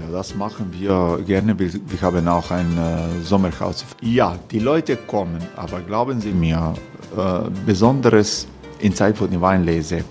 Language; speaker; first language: German; non-native, learner; Croatian